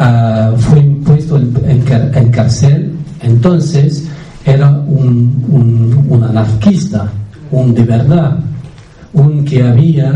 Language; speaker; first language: Spanish; non-native, fluent; French